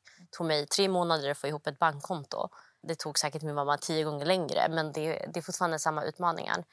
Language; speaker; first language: Swedish; early bilingual, other home language; Somali